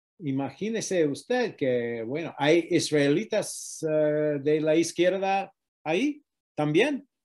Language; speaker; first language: Spanish; non-native, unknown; English